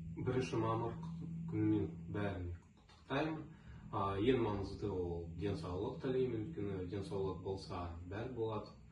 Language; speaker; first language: Kazakh; non-native, local second language; Russian